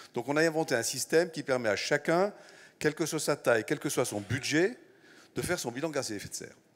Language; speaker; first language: French; native; French